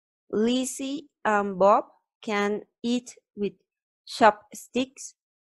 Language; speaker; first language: English; non-native, learner; Spanish